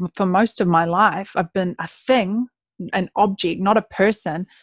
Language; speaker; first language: English; native; English